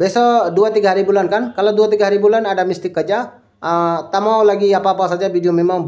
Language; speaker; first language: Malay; non-native, local second language; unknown